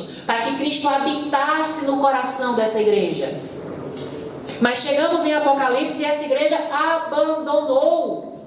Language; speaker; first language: Portuguese; native; Portuguese